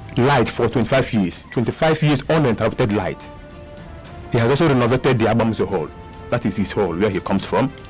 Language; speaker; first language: English; non-native, local second language; Igbo